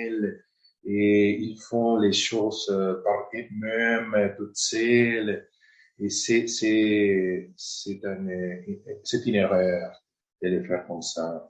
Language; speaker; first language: French; non-native, fluent; Spanish